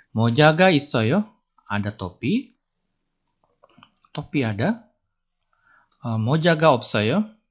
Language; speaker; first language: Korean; non-native, fluent; Indonesian